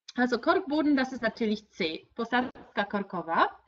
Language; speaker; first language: German; non-native, fluent; Polish